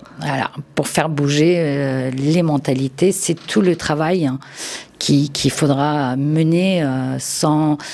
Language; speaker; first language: French; early bilingual, other home language; Turkish